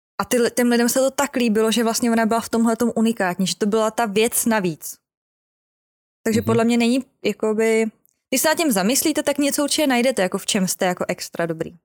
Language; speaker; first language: Czech; native; Czech